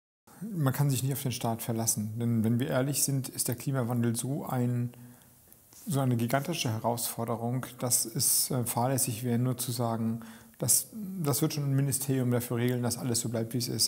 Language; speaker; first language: German; native; German